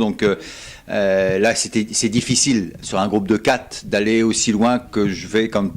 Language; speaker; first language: French; native; French